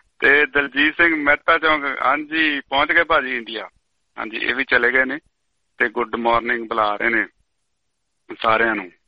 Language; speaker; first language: Punjabi; native; Punjabi